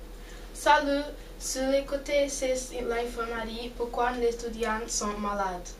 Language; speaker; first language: French; non-native, learner; English